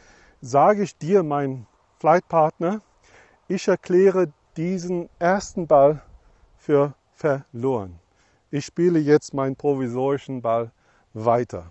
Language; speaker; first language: German; non-native, fluent; English